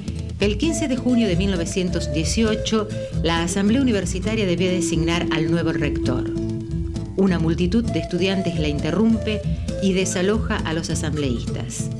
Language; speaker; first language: Spanish; native; Spanish